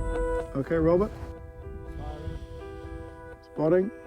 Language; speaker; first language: English; native; English